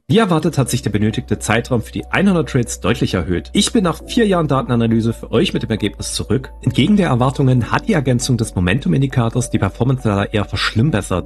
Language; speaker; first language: German; native; German